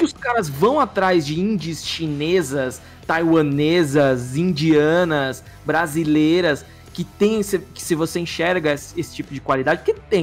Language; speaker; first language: Portuguese; native; Portuguese